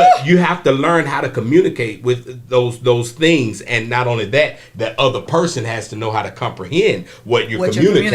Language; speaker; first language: English; native; English